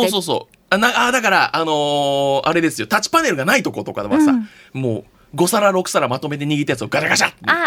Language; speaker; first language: Japanese; native; Japanese